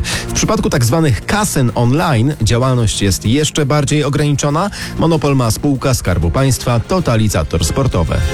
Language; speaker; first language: Polish; native; Polish